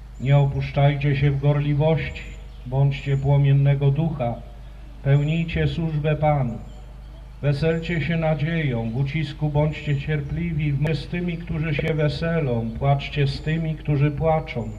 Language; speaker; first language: Polish; native; Polish